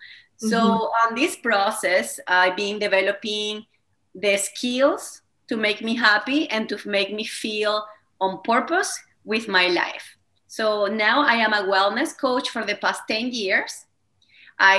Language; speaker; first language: English; non-native, fluent; Spanish